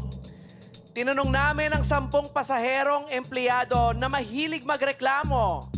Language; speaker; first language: Filipino; native; Filipino